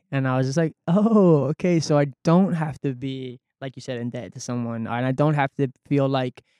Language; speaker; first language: English; native; English